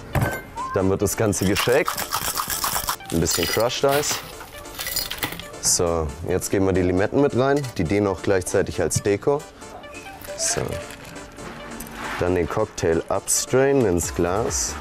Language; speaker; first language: German; native; German